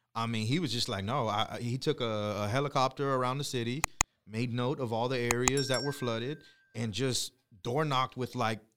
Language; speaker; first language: English; native; English